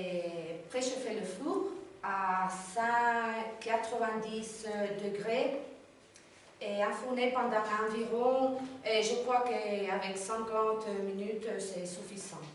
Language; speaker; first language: French; non-native, learner; Spanish